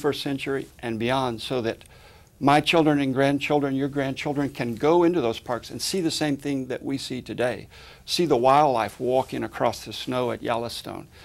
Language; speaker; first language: English; native; English